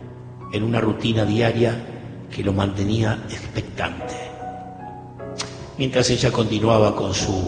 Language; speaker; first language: Spanish; native; Spanish